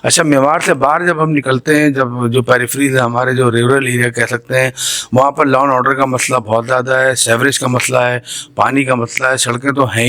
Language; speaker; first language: Urdu; native; Urdu